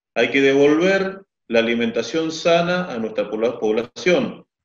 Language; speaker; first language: Spanish; native; Spanish